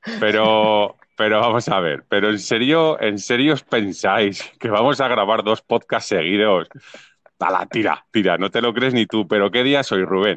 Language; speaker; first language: Spanish; native; Spanish